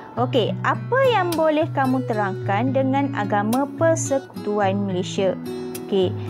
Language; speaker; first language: Malay; native; Malay